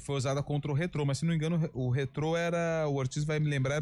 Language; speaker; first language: Portuguese; native; Portuguese